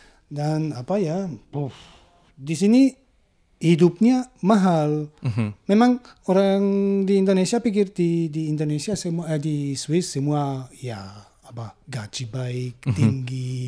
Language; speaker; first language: Indonesian; non-native, learner; German